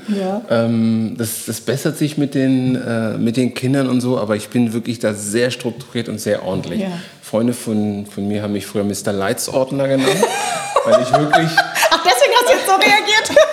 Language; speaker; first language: German; native; German